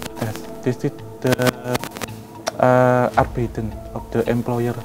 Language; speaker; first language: Dutch; non-native, learner; Indonesian